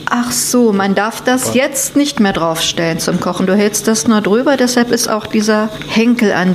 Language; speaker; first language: German; native; German